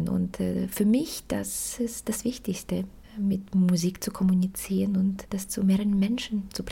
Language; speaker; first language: German; non-native, fluent; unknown